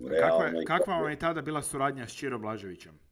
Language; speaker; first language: Croatian; native; Croatian